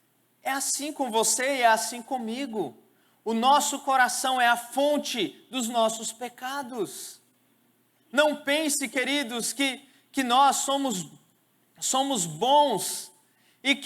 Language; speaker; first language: Portuguese; native; Portuguese